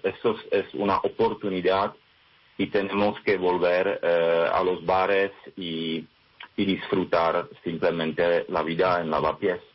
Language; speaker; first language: Spanish; non-native, fluent; Czech